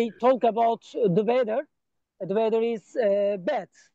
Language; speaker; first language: English; non-native, learner; Turkish